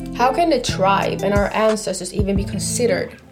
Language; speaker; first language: English; non-native, fluent; Swedish